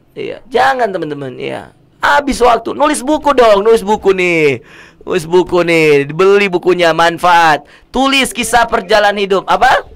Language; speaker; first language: Indonesian; native; Indonesian